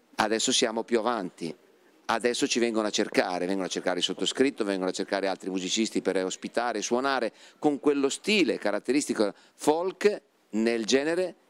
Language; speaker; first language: Italian; native; Italian